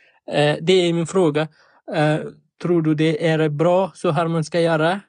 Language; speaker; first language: Swedish; non-native, learner; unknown